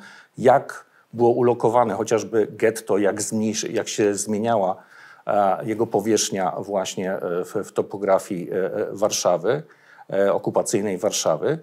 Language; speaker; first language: Polish; native; Polish